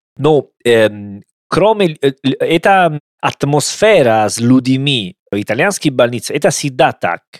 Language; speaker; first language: Russian; non-native, learner; Italian